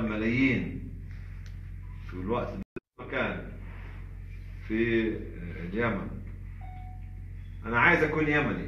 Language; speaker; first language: Arabic; native; Arabic